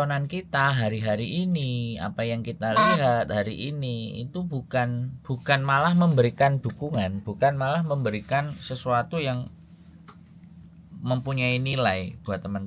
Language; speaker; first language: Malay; non-native, local second language; Javanese